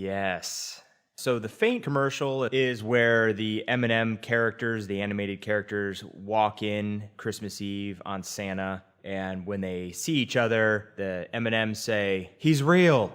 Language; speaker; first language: English; native; English